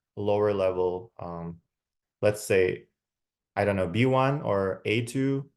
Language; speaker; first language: English; non-native, fluent; Kazakh